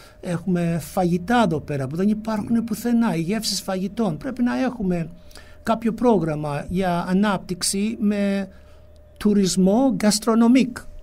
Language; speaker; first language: Greek; early bilingual, heritage; Greek